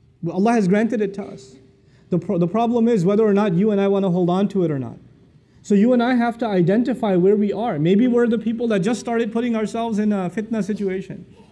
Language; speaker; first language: English; native; English